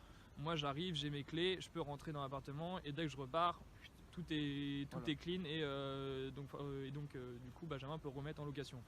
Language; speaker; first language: French; native; French